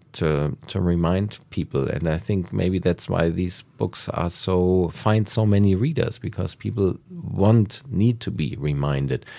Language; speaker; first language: English; non-native, fluent; German